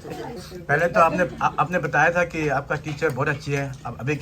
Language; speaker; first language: Hindi; non-native, local second language; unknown